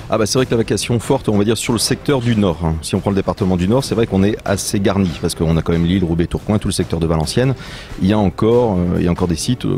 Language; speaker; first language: French; native; French